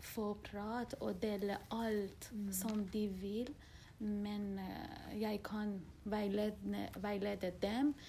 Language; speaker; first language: Norwegian; non-native, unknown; Persian